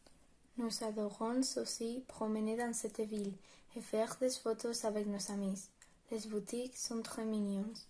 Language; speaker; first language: French; non-native, learner; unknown